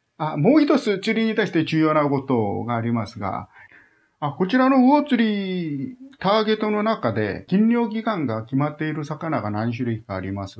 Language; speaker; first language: Japanese; non-native, fluent; Korean